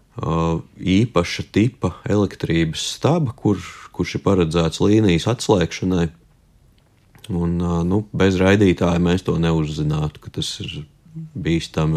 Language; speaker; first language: Latvian; native; Latvian